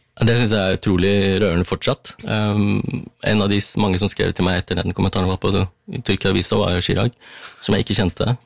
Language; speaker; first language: Norwegian; early bilingual, other home language; Tamil